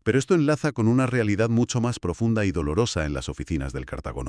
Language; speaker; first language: Spanish; native; Spanish